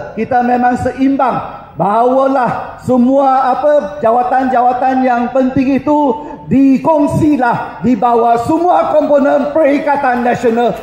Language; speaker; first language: Malay; non-native, local second language; Chinese